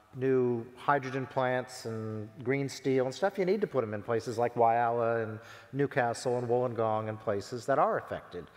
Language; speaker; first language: English; native; English